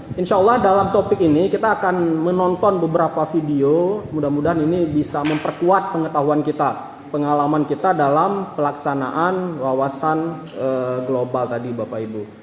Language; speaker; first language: Indonesian; non-native, local second language; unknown